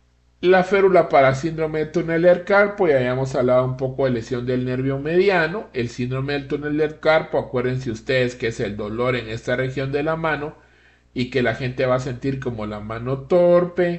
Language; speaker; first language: Spanish; native; Spanish